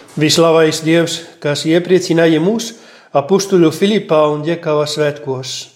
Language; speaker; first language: Latvian; non-native, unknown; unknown